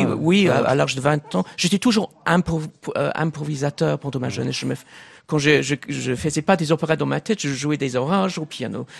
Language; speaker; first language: French; non-native, fluent; English